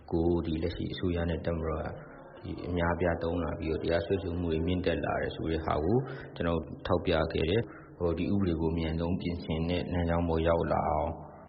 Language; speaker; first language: Burmese; native; Burmese